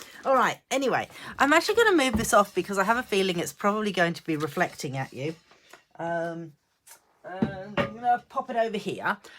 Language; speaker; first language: English; native; English